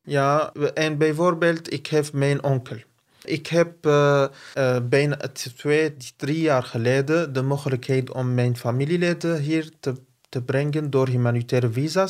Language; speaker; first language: Dutch; non-native, fluent; Arabic